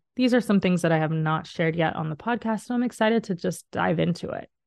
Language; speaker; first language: English; native; English